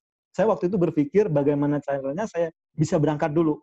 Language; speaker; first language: Indonesian; non-native, local second language; Madurese